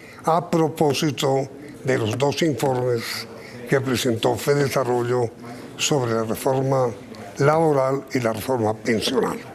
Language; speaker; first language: Spanish; native; Spanish